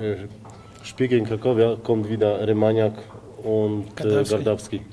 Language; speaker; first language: German; non-native, learner; Polish